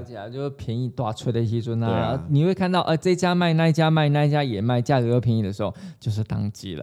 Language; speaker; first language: Chinese; native; Chinese